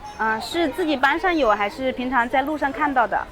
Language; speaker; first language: Chinese; native; Chinese